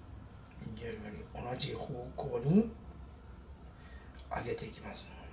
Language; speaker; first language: Japanese; native; Japanese